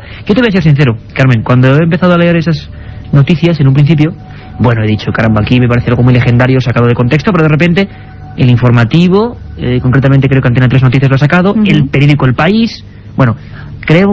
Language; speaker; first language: Spanish; native; Spanish